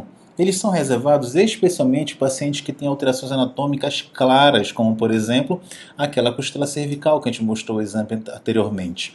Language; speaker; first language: Portuguese; native; Portuguese